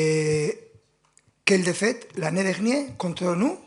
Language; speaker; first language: French; non-native, fluent; Spanish